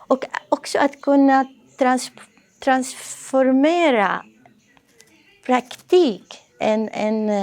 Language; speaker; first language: Swedish; non-native, fluent; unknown